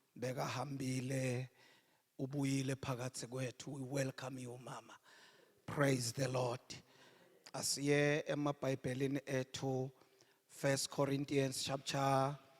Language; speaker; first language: Zulu; non-native, local second language; Swati